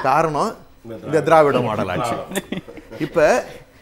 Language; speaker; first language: Tamil; native; Tamil